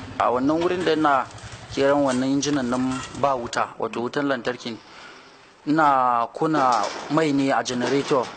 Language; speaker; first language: Hausa; non-native, local second language; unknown